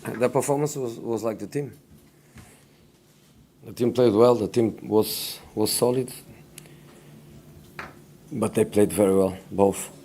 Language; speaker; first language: English; non-native, fluent; Portuguese